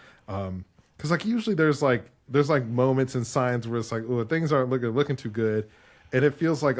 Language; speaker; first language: English; native; English